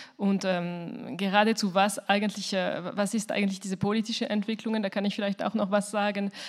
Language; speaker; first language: German; non-native, fluent; French